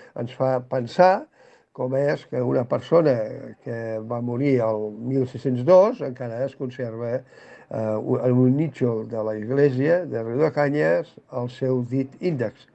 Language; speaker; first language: Catalan; native; Catalan